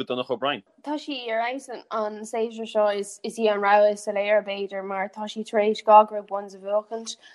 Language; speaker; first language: Irish; non-native, local second language; English